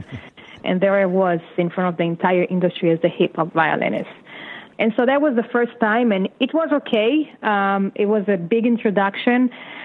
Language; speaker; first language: English; non-native, fluent; Hebrew